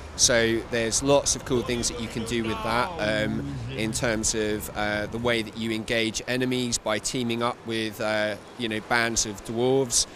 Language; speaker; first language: English; native; English